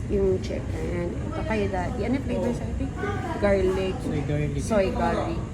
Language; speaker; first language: Filipino; native; Filipino